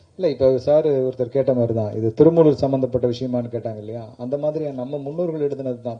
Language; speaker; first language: Tamil; native; Tamil